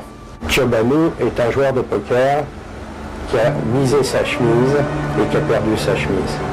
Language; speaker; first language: French; native; French